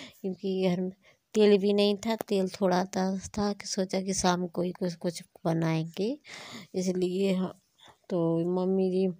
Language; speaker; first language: Hindi; native; Hindi